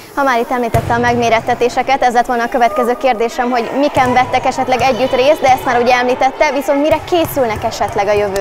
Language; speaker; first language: Hungarian; native; Hungarian